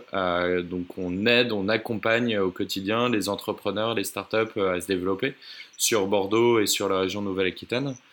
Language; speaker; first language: French; native; French